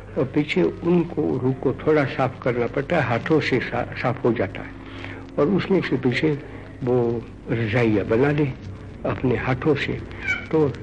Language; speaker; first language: Hindi; non-native, local second language; Gujarati